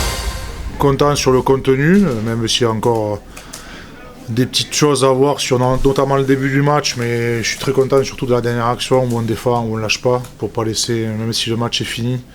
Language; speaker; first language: French; native; French